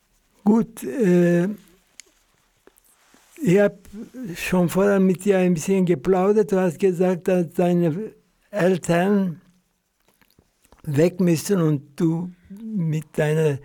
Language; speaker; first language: German; non-native, fluent; Central Kurdish